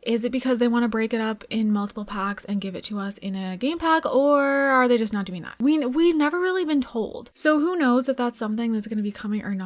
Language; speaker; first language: English; native; English